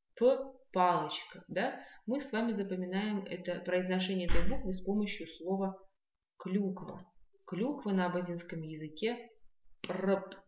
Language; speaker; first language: Russian; non-native, local second language; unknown